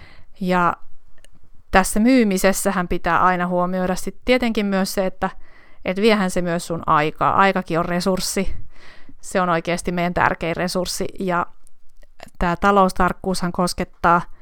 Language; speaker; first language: Finnish; native; Finnish